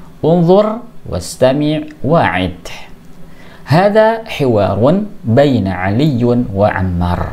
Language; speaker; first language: Arabic; non-native, fluent; Indonesian